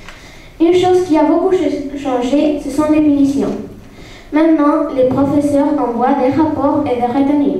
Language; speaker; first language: French; non-native, learner; Spanish